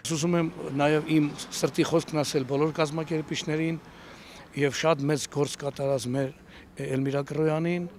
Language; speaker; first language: Armenian; native; Armenian